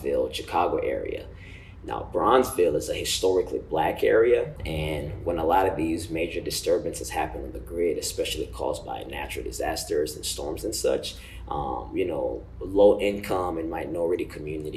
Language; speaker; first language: English; non-native, local second language; Ganda